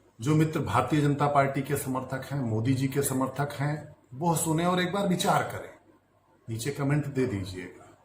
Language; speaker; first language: Hindi; native; Hindi